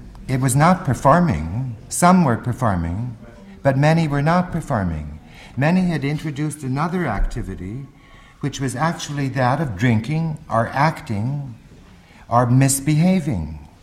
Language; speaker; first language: English; native; English